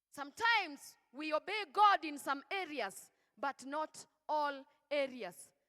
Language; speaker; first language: English; non-native, local second language; Swahili